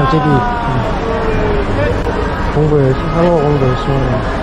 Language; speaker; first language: Korean; non-native, learner; Vietnamese